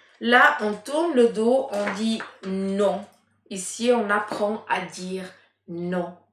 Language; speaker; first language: French; early bilingual, other home language; Portuguese